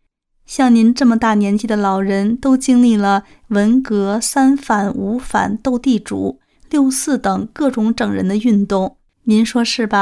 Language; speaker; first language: Chinese; native; Chinese